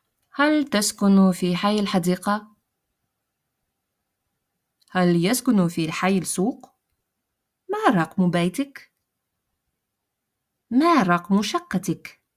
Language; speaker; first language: Arabic; non-native, fluent; Russian